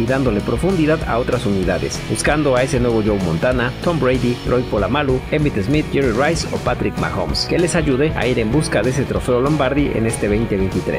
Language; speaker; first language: Spanish; native; Spanish